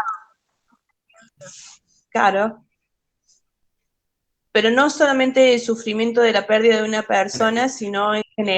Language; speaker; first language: Spanish; native; Spanish